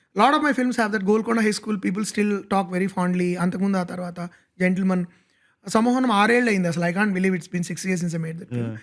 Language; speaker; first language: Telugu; native; Telugu